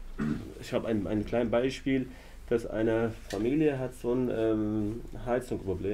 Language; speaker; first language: German; non-native, learner; Arabic